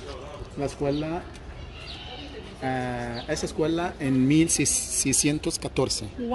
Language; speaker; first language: Spanish; non-native, learner; Arabic